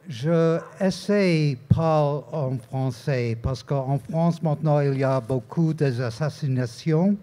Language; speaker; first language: French; non-native, learner; English